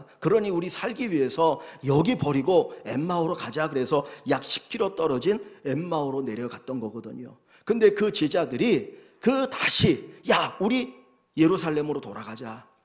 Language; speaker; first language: Korean; native; Korean